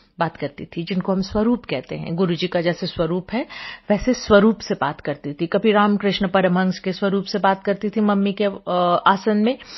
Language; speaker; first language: Hindi; non-native, local second language; Bangla